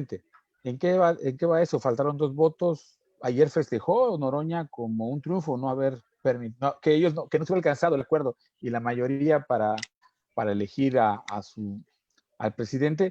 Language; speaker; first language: Spanish; native; Spanish